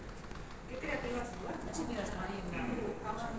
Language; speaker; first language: Spanish; native; Spanish